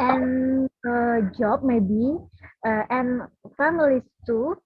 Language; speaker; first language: English; non-native, learner; Indonesian